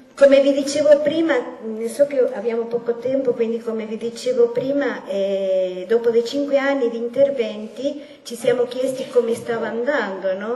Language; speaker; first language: Italian; non-native, fluent; Spanish